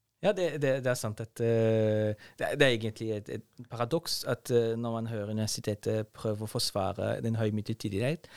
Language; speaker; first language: Norwegian; non-native, fluent; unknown